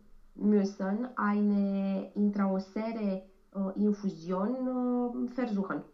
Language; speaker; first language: German; non-native, learner; Romanian